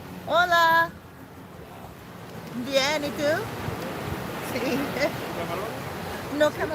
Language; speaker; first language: Spanish; non-native, learner; English